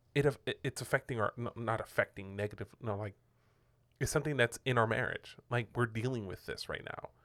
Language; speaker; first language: English; non-native, fluent; Spanish